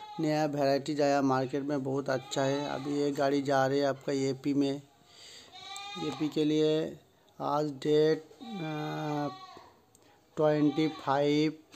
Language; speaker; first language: Hindi; non-native, local second language; Bangla